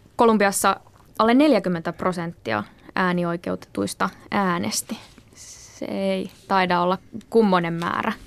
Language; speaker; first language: Finnish; native; Finnish